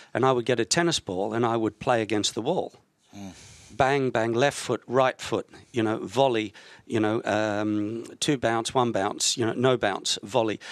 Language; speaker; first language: English; native; English